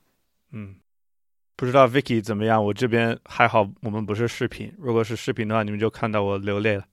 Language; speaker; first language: Chinese; non-native, fluent; English